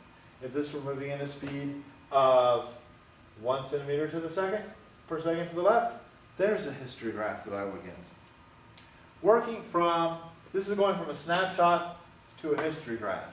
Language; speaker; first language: English; native; English